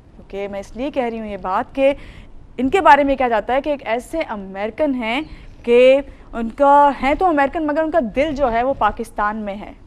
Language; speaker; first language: Urdu; native; Urdu